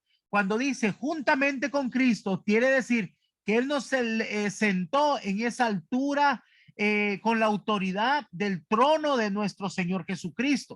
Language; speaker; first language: Spanish; native; Spanish